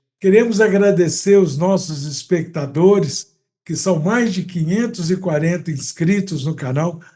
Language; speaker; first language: Portuguese; native; Portuguese